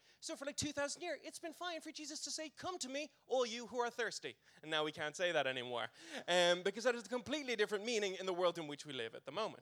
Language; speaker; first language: English; native; English